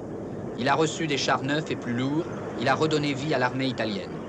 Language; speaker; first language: French; native; French